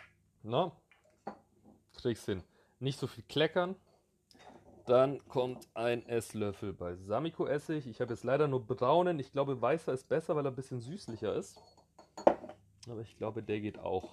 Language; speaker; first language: German; native; German